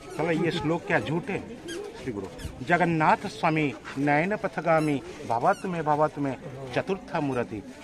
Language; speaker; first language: Hindi; non-native, local second language; Odia